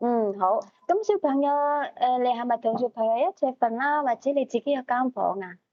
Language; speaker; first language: Cantonese; native; Cantonese